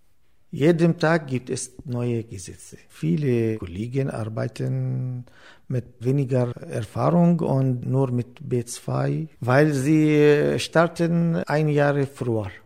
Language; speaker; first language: German; non-native, learner; Arabic